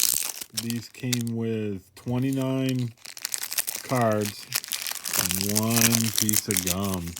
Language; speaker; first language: English; native; English